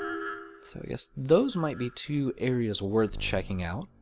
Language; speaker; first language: English; native; English